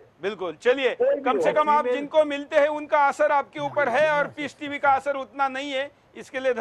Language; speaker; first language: Hindi; native; Hindi